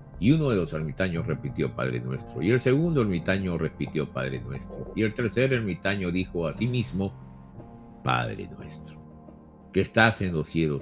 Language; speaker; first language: Spanish; native; Spanish